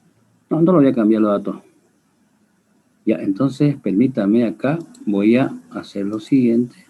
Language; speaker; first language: Spanish; native; Spanish